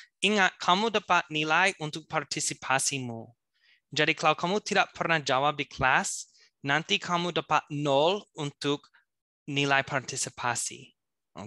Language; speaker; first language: Indonesian; non-native, fluent; English